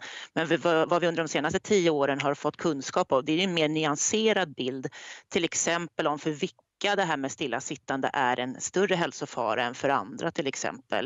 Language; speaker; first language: Swedish; native; Swedish